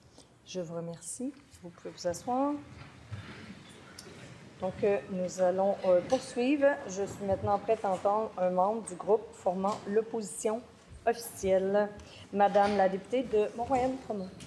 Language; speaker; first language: French; native; French